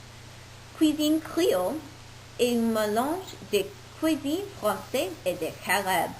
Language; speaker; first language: French; non-native, learner; English